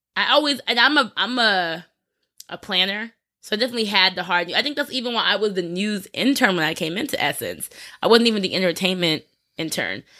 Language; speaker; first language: English; native; English